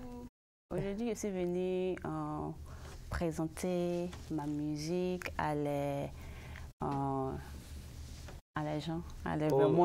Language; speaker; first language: French; early bilingual, other home language; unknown